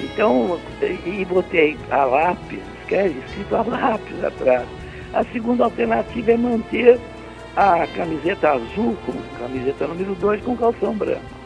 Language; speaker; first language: Portuguese; native; Portuguese